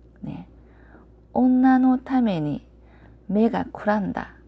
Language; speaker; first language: Japanese; non-native, learner; Korean